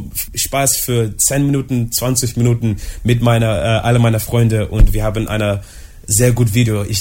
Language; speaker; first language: German; non-native, learner; English